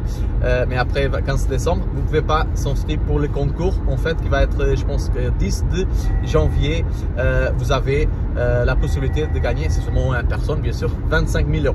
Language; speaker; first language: French; non-native, learner; Portuguese